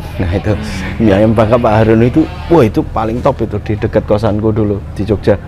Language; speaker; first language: Indonesian; native; Indonesian